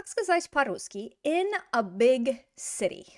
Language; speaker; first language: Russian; non-native, fluent; English